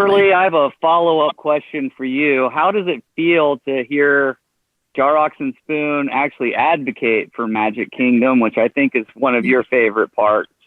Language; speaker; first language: English; native; English